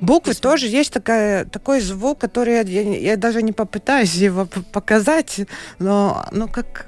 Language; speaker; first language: Russian; non-native, local second language; Latvian